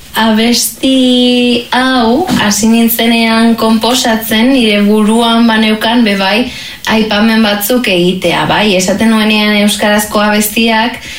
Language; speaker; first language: Basque; non-native, local second language; Spanish